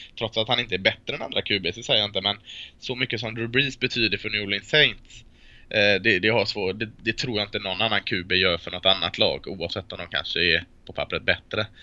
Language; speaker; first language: Swedish; native; Swedish